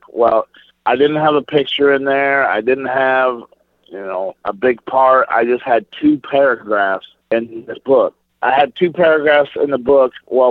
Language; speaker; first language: English; native; English